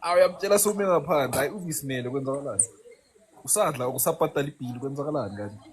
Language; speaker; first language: Zulu; native; Zulu